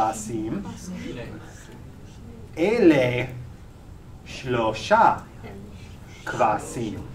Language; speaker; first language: Hebrew; non-native, fluent; English